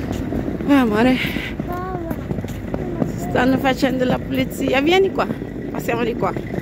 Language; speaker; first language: Italian; non-native, learner; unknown